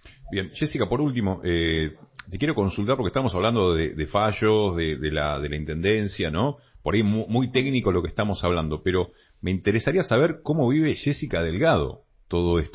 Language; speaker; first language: Spanish; native; Spanish